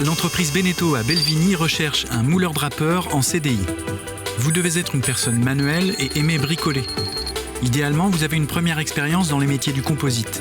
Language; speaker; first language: French; native; French